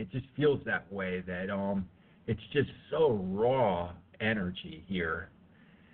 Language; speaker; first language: English; native; English